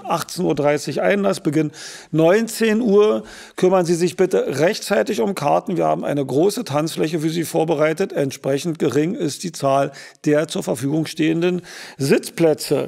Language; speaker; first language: German; native; German